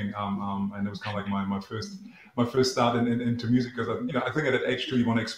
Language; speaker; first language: English; non-native, fluent; German